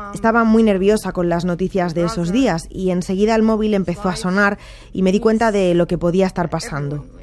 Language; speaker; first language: Spanish; non-native, fluent; Ukrainian